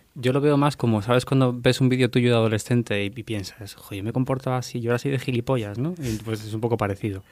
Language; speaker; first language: Spanish; native; Spanish